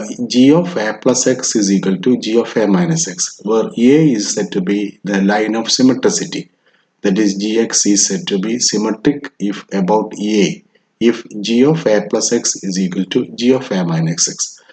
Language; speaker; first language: English; non-native, local second language; Malayalam